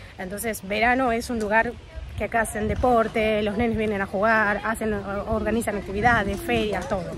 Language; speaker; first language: Spanish; native; Spanish